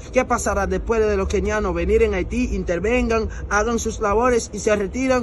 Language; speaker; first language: Spanish; non-native, fluent; Haitian Creole